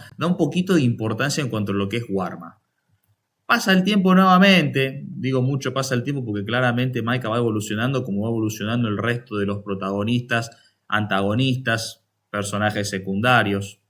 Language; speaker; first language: Spanish; native; Spanish